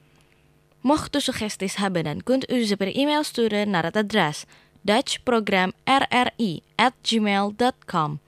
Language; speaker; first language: Dutch; non-native, fluent; Indonesian